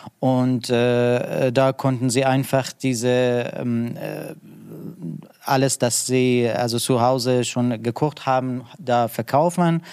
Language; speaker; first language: German; non-native, learner; Persian